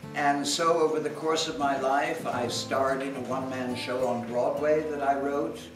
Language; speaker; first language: English; native; English